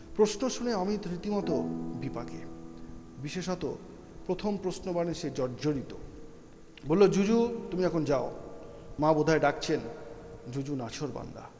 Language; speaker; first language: Bangla; native; Bangla